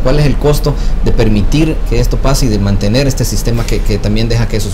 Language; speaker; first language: Spanish; native; Spanish